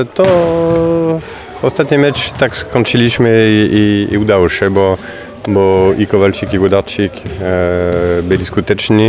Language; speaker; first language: Polish; non-native, fluent; French